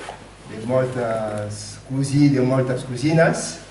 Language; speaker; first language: Catalan; non-native, fluent; Lingala